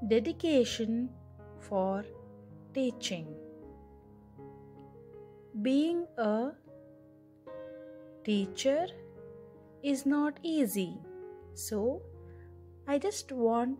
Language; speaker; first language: English; non-native, local second language; Kannada